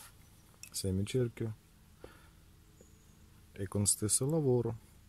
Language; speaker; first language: Italian; non-native, fluent; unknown